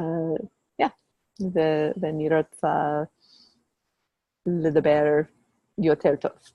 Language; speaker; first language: Hebrew; non-native, learner; English